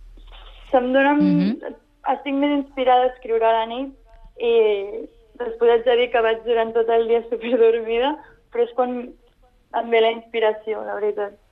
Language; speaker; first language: Catalan; non-native, local second language; Spanish